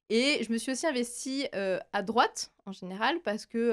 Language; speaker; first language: French; native; French